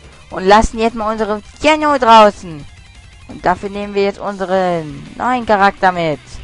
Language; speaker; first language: German; native; German